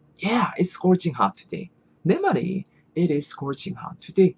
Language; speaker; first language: English; non-native, fluent; Korean